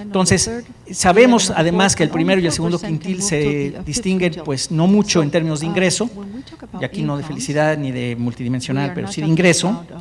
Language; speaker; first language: Spanish; native; Spanish